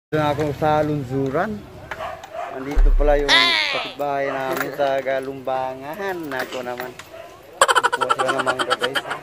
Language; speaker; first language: Filipino; non-native, local second language; Chavacano